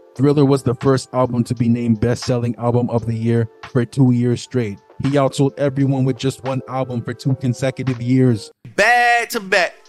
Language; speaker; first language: English; native; English